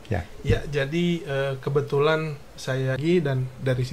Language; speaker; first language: Indonesian; native; Indonesian